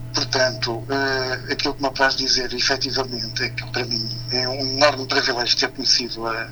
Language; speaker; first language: Portuguese; native; Portuguese